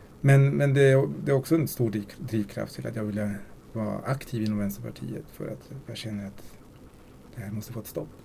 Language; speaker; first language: Swedish; early bilingual, other home language; Spanish